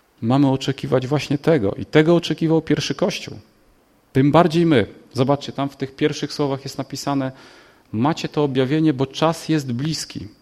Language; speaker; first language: Polish; native; Polish